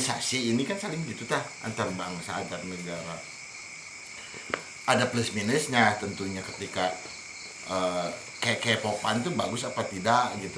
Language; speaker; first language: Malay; non-native, local second language; Sundanese